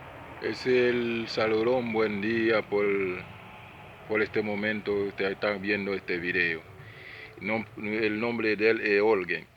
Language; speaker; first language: Spanish; non-native, learner; Haitian Creole